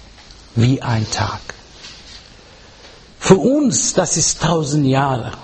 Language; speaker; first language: German; non-native, fluent; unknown